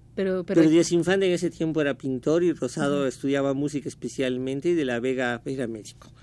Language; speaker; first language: Spanish; native; Spanish